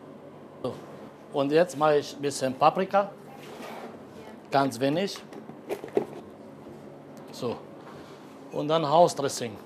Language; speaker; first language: German; non-native, fluent; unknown